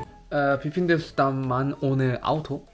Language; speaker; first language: German; non-native, learner; Korean